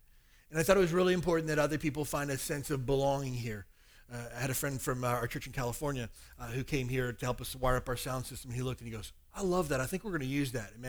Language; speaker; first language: English; native; English